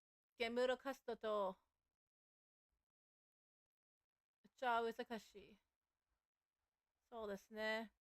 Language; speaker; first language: Japanese; non-native, learner; English